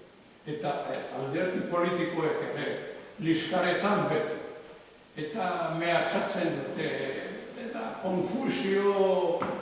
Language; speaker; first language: Basque; non-native, learner; Croatian